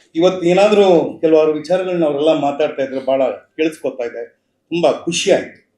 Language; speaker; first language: Kannada; native; Kannada